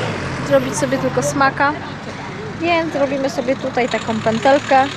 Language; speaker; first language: Polish; native; Polish